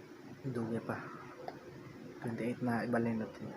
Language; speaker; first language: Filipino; non-native, local second language; Cebuano